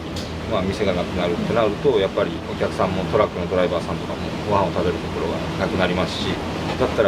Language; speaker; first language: Japanese; native; Japanese